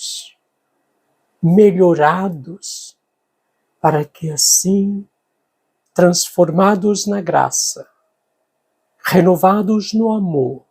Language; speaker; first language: Portuguese; native; Portuguese